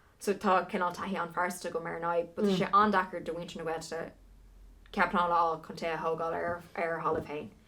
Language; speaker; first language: Irish; non-native, local second language; English